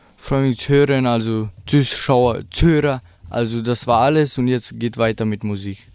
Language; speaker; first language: German; non-native, learner; Albanian